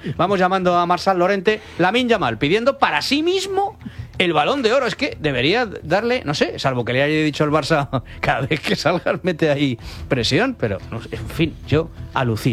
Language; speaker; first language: Spanish; native; Spanish